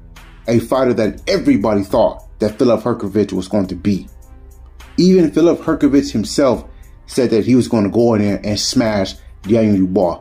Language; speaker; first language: English; native; English